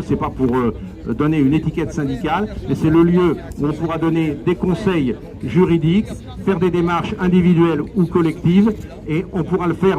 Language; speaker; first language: French; native; French